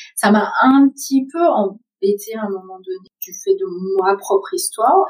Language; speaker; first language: French; early bilingual, other home language; Vietnamese